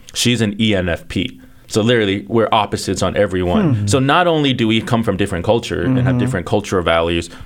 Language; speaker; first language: English; early bilingual, other home language; Chinese